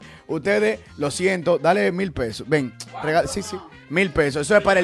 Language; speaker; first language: Spanish; native; Spanish